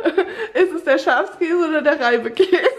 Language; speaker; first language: German; native; German